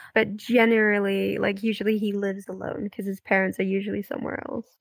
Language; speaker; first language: English; non-native, fluent; Dutch